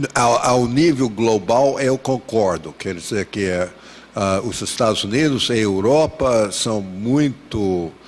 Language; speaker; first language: Portuguese; non-native, fluent; English